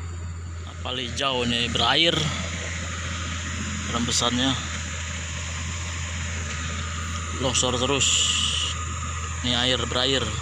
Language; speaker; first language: Indonesian; native; Indonesian